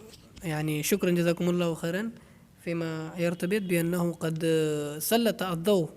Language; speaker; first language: Arabic; non-native, fluent; Urdu